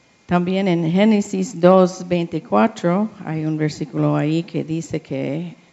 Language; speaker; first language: Spanish; non-native, learner; English